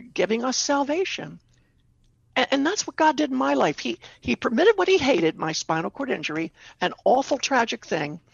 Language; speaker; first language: English; native; English